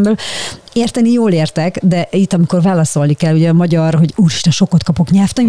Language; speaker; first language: Hungarian; native; Hungarian